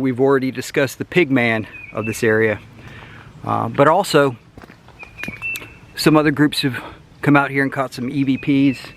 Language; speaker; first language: English; native; English